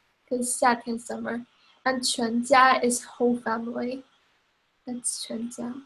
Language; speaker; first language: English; non-native, fluent; Chinese